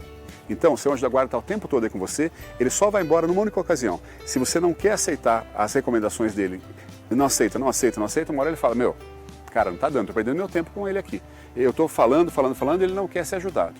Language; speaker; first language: Portuguese; native; Portuguese